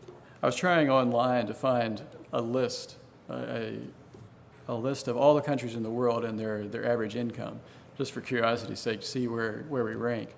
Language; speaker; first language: English; native; English